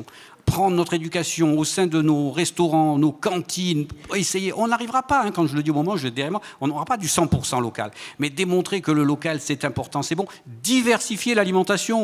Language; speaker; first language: French; native; French